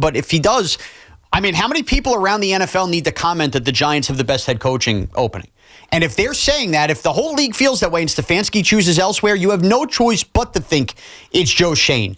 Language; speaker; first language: English; native; English